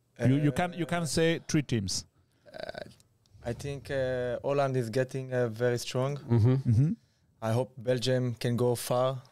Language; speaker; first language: English; non-native, fluent; Hebrew